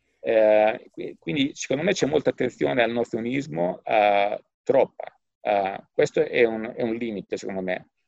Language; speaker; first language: Italian; native; Italian